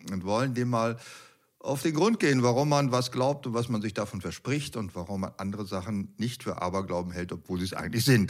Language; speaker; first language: German; native; German